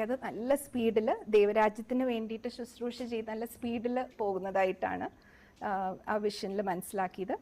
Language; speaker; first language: Malayalam; native; Malayalam